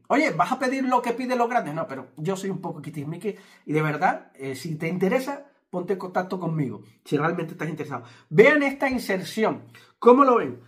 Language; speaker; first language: Spanish; native; Spanish